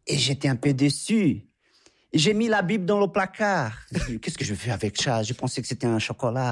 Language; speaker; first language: French; non-native, fluent; Portuguese